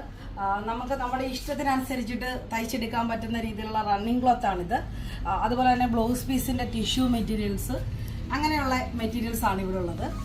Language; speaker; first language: Malayalam; native; Malayalam